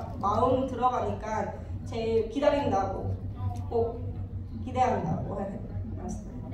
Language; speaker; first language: Korean; early bilingual, heritage; English